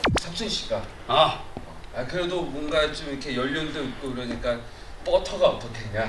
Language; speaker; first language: Korean; native; Korean